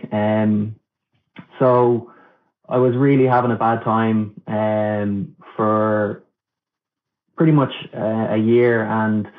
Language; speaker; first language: English; non-native, local second language; Irish